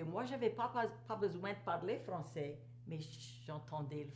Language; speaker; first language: French; native; French